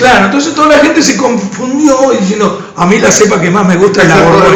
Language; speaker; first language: Spanish; native; Spanish